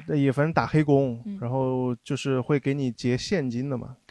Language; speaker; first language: Chinese; non-native, local second language; Wu Chinese